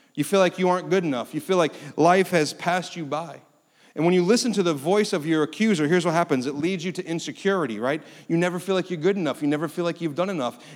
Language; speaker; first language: English; early bilingual, other home language; Korean